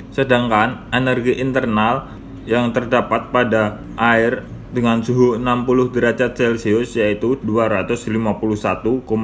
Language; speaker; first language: Indonesian; native; Indonesian